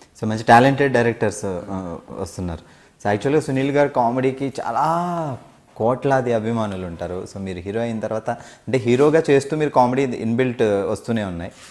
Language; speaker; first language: Telugu; native; Telugu